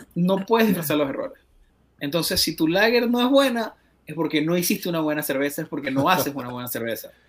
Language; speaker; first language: Spanish; native; Spanish